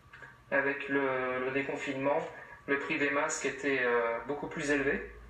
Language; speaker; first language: French; native; French